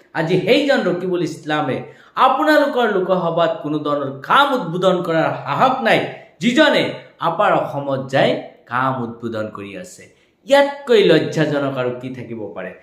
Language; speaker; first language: Assamese; non-native, local second language; Bangla